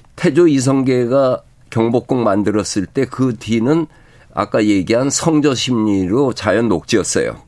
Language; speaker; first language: Korean; native; Korean